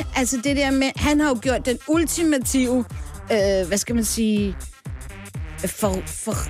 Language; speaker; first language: Danish; early bilingual, other home language; English